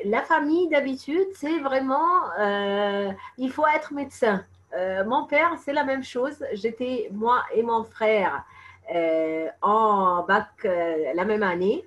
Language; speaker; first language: French; non-native, fluent; Arabic